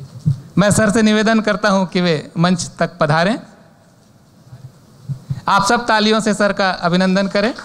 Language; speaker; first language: Hindi; native; Hindi